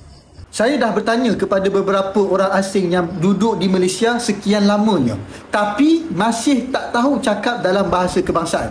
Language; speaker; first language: Malay; native; Malay